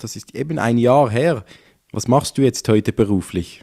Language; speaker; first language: German; native; German